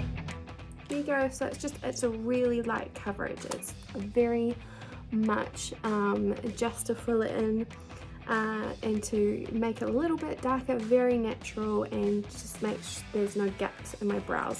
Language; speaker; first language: English; native; English